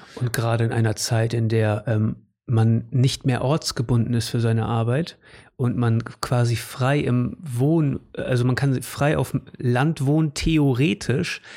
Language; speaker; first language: German; early bilingual, other home language; Portuguese